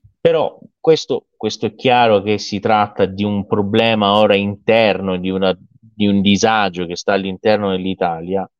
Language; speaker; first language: Italian; non-native, fluent; Persian